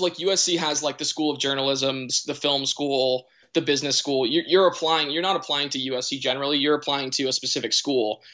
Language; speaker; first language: English; native; English